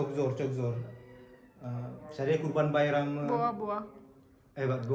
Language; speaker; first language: Turkish; non-native, learner; Indonesian